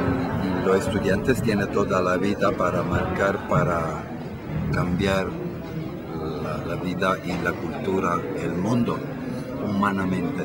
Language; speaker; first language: Spanish; non-native, fluent; Italian